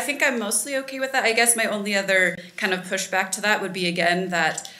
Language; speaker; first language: English; native; English